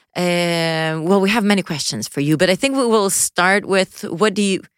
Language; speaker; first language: English; native; English